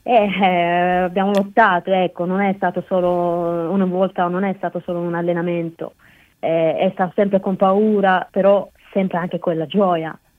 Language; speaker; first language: Italian; non-native, fluent; Persian